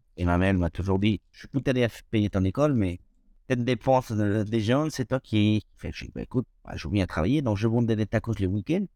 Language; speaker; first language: French; non-native, fluent; Spanish